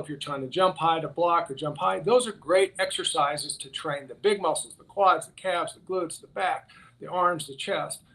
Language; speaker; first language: English; native; English